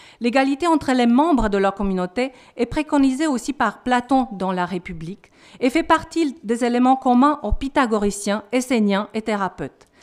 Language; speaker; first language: French; non-native, fluent; Romanian